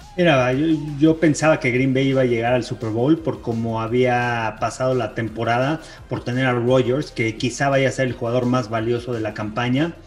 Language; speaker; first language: Spanish; native; Spanish